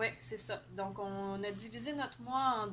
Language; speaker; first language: French; native; French